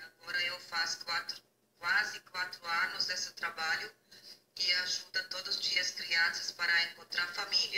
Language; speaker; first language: Portuguese; non-native, learner; Dutch